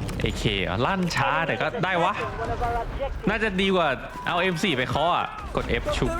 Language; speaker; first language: Thai; native; Thai